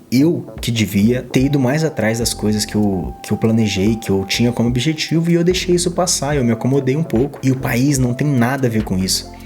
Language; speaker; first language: Portuguese; native; Portuguese